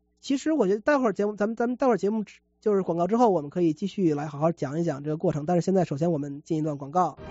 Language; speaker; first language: Chinese; native; Chinese